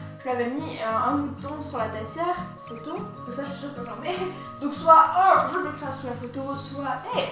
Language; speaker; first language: French; native; French